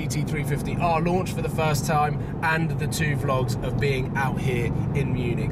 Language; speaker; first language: English; native; English